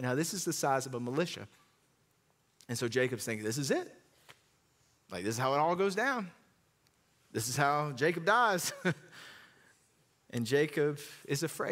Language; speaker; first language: English; native; English